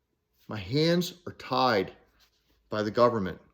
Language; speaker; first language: English; native; English